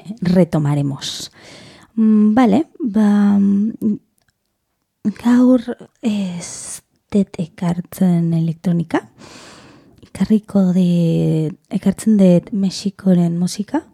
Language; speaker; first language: Basque; non-native, learner; Spanish